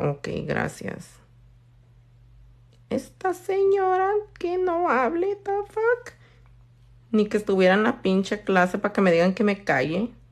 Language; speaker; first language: Spanish; early bilingual, heritage; Spanish